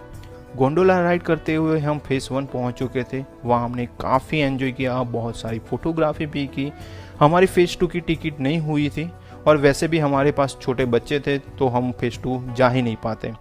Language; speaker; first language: Hindi; native; Hindi